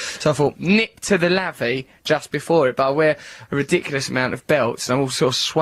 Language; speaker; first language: English; native; English